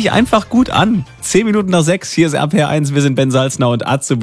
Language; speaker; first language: German; native; German